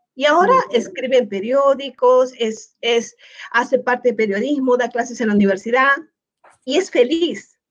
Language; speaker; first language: Spanish; native; Spanish